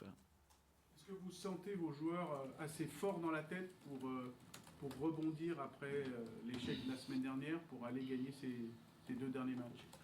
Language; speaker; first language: French; native; French